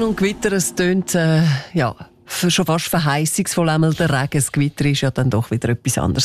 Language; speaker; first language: German; native; German